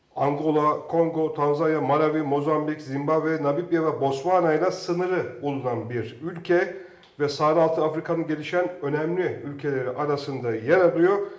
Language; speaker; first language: Turkish; native; Turkish